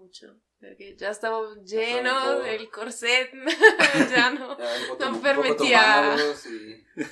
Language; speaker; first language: Spanish; non-native, fluent; Italian